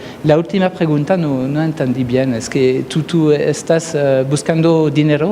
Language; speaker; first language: Spanish; non-native, fluent; French